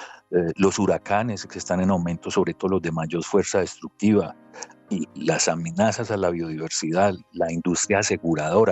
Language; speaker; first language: Spanish; native; Spanish